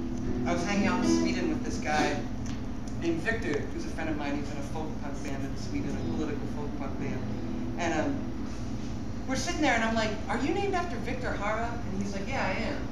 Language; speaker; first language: English; native; English